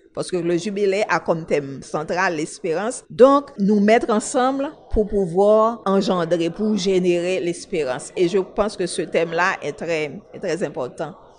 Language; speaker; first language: French; non-native, local second language; Haitian Creole